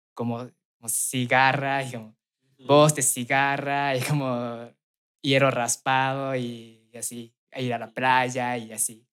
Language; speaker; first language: Spanish; non-native, fluent; Japanese